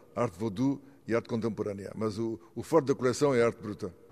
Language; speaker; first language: Portuguese; native; Portuguese